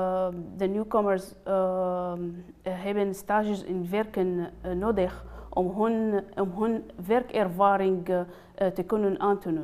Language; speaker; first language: Dutch; non-native, learner; Arabic